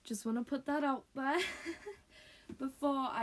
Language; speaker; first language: English; native; English